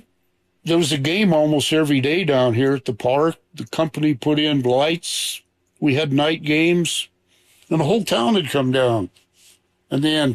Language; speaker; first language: English; native; English